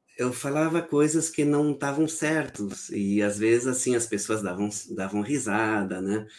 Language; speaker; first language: Portuguese; non-native, fluent; French